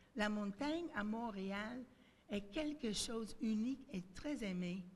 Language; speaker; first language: French; native; French